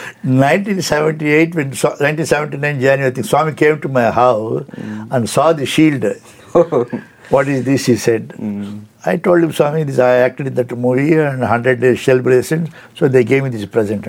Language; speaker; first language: English; non-native, local second language; Telugu